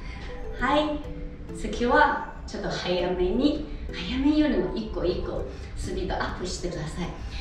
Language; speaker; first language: Japanese; non-native, fluent; Chinese